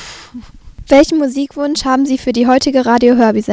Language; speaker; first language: German; non-native, fluent; Spanish